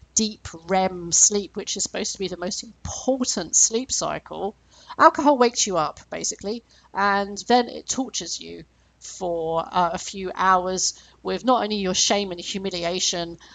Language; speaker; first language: English; native; English